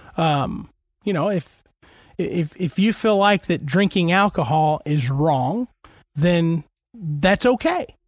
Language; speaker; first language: English; native; English